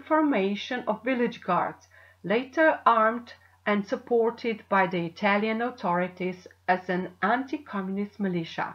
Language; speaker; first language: English; non-native, fluent; Slovenian